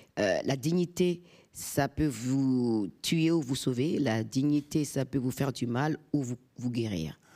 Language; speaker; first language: French; non-native, local second language; Fon